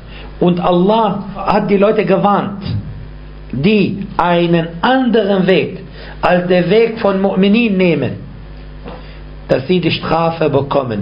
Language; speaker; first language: German; non-native, fluent; Arabic